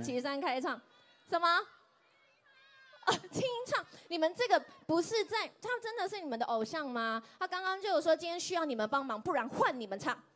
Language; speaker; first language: Chinese; native; Chinese